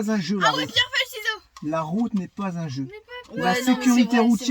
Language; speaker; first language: French; native; French